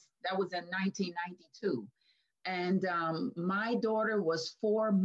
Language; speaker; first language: English; native; English